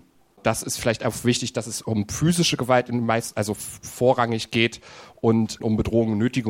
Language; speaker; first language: German; native; German